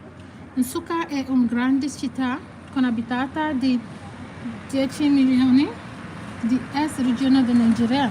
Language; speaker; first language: Italian; non-native, learner; Igbo